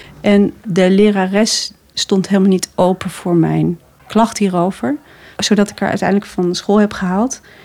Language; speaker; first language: Dutch; native; Dutch